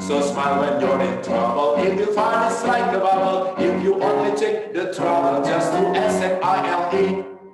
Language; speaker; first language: English; non-native, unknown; Indonesian